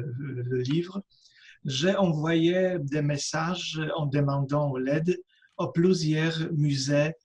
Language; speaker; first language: French; non-native, fluent; Polish